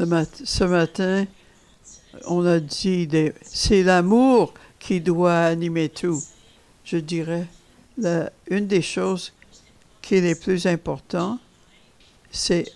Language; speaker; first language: French; non-native, fluent; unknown